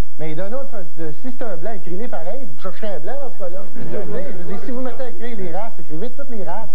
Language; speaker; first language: French; native; French